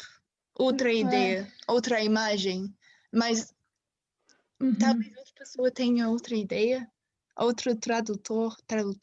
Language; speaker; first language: Portuguese; non-native, fluent; English